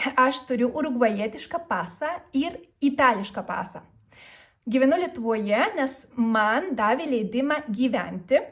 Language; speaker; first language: Lithuanian; early bilingual, other home language; Spanish